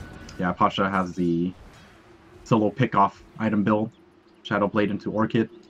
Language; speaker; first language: English; native; English